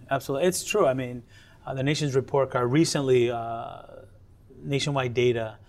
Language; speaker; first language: English; native; English